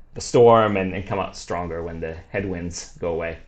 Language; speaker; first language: English; non-native, fluent; Italian